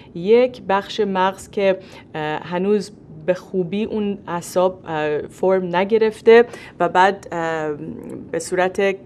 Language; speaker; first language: Persian; native; Persian